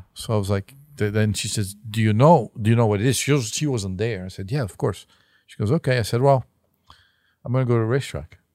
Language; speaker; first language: English; non-native, fluent; Portuguese